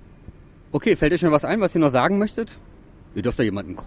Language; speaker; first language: German; native; German